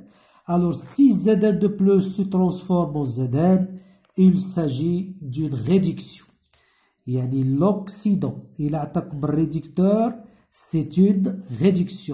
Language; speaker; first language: French; non-native, local second language; Arabic